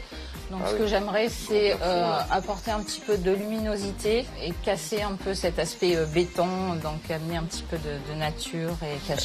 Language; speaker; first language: French; native; French